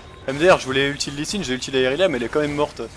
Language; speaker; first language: French; native; French